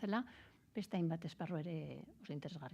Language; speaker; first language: Basque; native; Basque